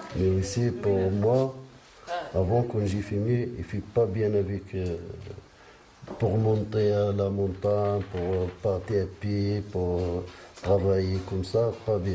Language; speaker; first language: French; non-native, learner; Arabic